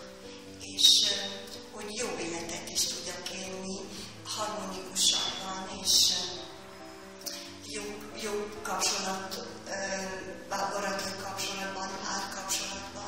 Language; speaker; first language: Hungarian; non-native, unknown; French